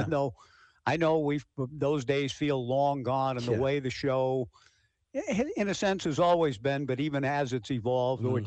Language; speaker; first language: English; native; English